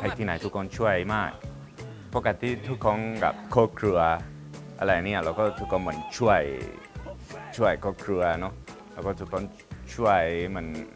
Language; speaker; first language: Thai; non-native, learner; Spanish